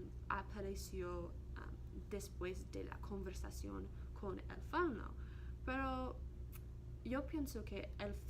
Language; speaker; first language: Spanish; non-native, learner; English